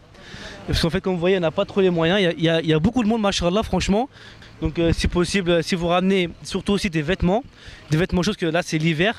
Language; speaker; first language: French; native; French